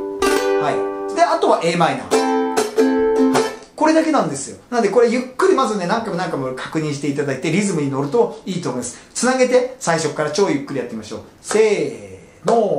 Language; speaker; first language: Japanese; native; Japanese